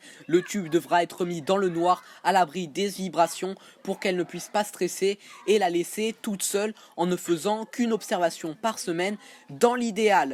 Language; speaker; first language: French; native; French